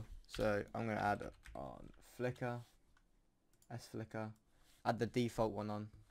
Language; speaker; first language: English; native; English